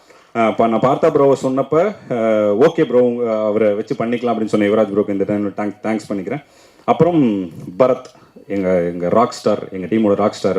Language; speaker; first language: Tamil; native; Tamil